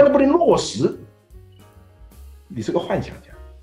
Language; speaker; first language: Chinese; native; Chinese